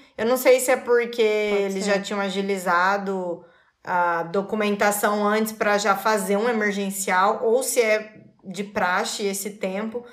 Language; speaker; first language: Portuguese; native; Portuguese